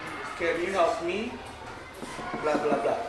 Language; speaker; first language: English; non-native, fluent; Indonesian